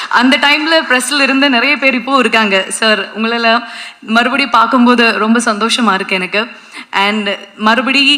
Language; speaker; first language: Tamil; non-native, fluent; Malayalam